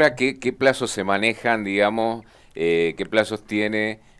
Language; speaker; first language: Spanish; native; Spanish